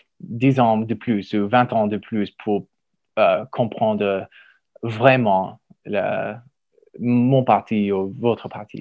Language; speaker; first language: French; non-native, learner; English